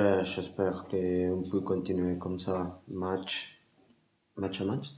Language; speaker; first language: French; non-native, learner; Spanish